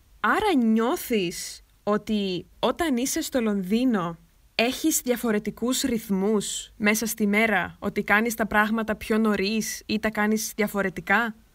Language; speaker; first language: Greek; native; Greek